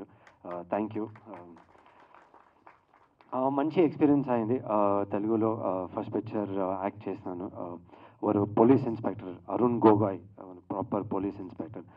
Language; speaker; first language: Telugu; non-native, learner; Kannada